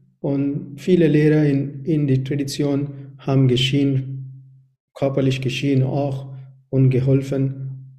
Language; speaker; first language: German; non-native, learner; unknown